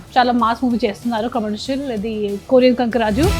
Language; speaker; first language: Telugu; non-native, fluent; Hindi